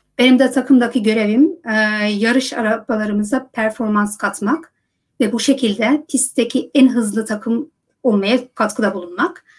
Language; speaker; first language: Turkish; early bilingual, heritage; Turkish